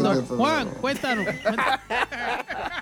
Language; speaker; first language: Spanish; native; Spanish